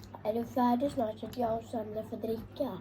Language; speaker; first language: Swedish; early bilingual, other home language; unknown